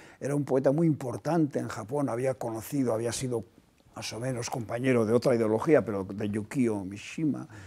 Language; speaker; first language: Spanish; non-native, local second language; Basque